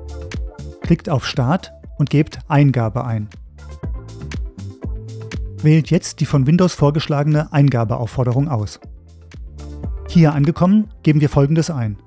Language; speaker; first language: German; native; German